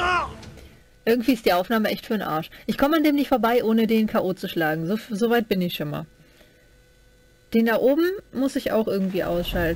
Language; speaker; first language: German; native; German